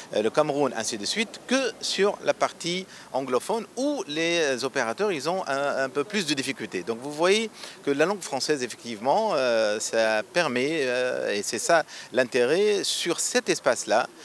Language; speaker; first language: French; non-native, local second language; Arabic